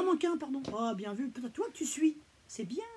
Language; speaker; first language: French; native; French